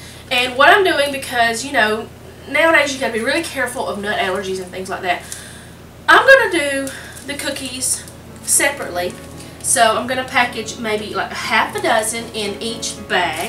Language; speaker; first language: English; native; English